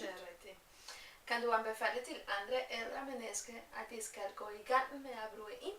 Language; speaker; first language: Danish; non-native, learner; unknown